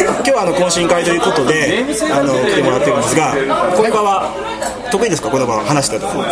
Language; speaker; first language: Japanese; native; Japanese